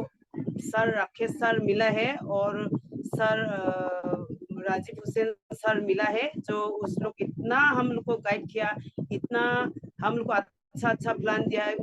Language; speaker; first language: Hindi; non-native, local second language; Garo